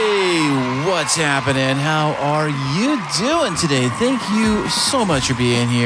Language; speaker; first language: English; native; English